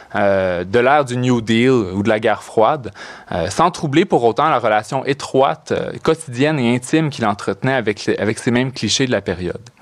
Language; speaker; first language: French; native; French